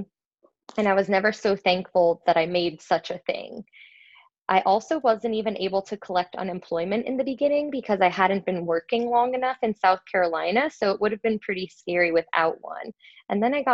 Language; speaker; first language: English; native; English